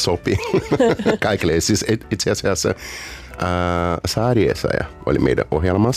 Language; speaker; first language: Finnish; non-native, learner; Portuguese